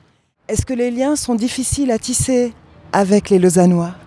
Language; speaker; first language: French; native; French